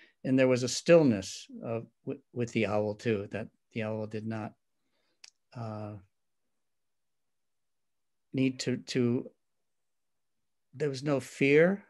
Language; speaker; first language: English; native; English